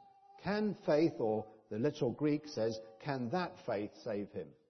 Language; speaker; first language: English; native; English